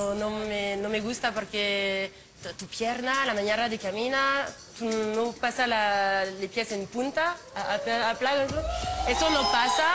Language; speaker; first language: Spanish; non-native, learner; French